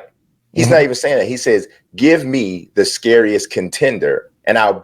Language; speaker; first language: English; native; English